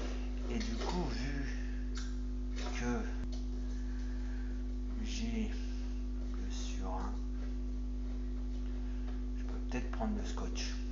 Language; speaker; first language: French; native; French